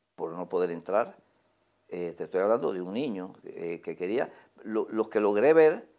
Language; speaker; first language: Spanish; native; Spanish